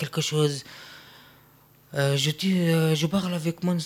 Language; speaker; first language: French; non-native, learner; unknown